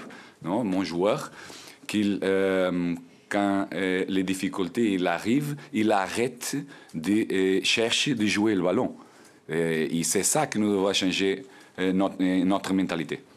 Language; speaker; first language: French; non-native, learner; Portuguese